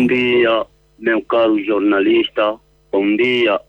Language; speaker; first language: Portuguese; non-native, local second language; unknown